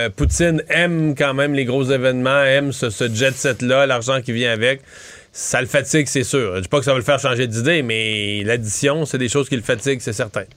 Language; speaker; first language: French; native; French